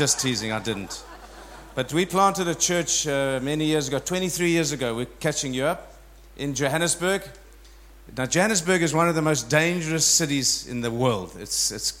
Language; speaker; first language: English; native; English